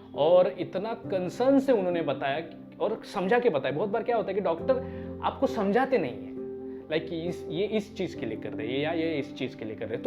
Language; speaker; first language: Hindi; non-native, local second language; Marathi